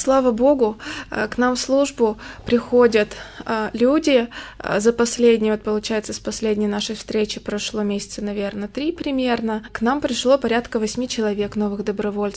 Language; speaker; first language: Russian; native; Russian